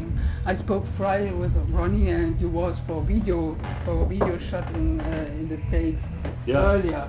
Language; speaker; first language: English; non-native, learner; German